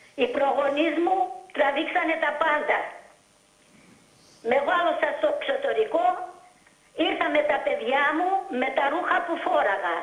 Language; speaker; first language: Greek; early bilingual, heritage; Greek